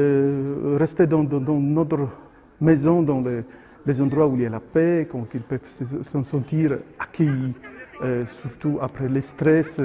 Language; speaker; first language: French; non-native, fluent; Polish